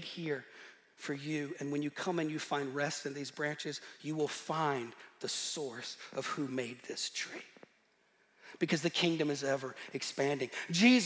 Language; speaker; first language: English; native; English